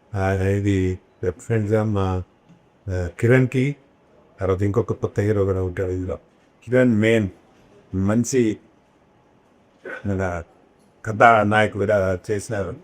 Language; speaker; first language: Telugu; native; Telugu